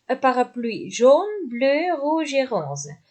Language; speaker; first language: French; non-native, fluent; Dutch